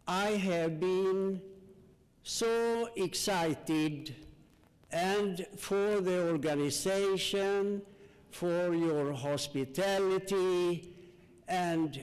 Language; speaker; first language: English; non-native, learner; Swedish